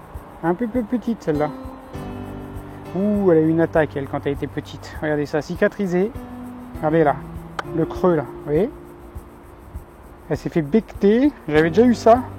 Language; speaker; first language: French; native; French